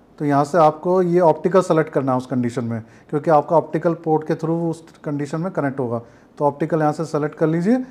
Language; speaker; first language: Hindi; native; Hindi